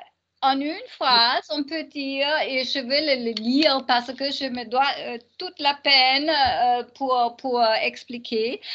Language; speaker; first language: French; non-native, learner; German